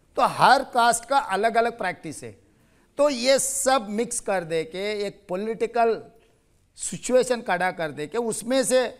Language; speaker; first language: Hindi; non-native, local second language; Telugu